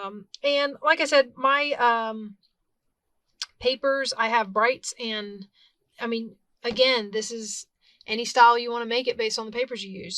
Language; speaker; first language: English; native; English